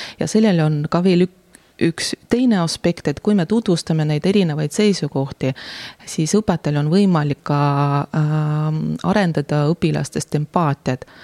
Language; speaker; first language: Estonian; non-native, local second language; Russian